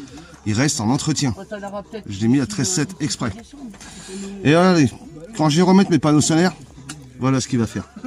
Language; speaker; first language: French; native; French